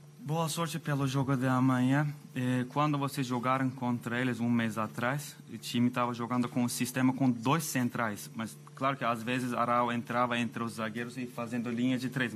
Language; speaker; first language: Portuguese; non-native, fluent; Turkish